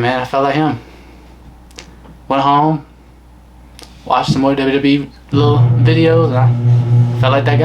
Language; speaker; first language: English; native; English